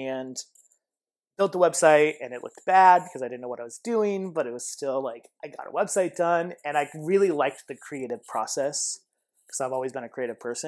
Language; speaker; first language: English; native; English